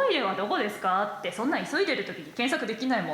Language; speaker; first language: Japanese; native; Japanese